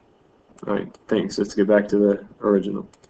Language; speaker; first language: English; native; English